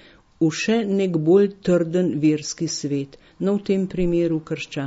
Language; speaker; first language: Slovenian; native; Slovenian